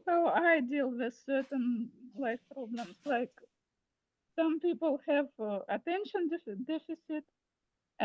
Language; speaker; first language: English; non-native, fluent; Russian